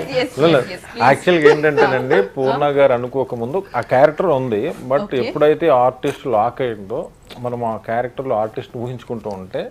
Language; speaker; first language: Telugu; native; Telugu